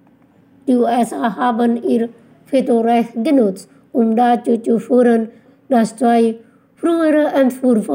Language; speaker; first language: German; non-native, fluent; Indonesian